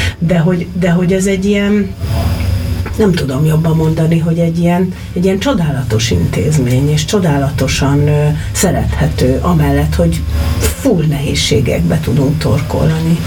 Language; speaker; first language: Hungarian; native; Hungarian